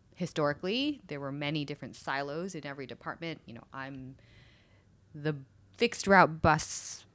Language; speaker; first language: English; native; English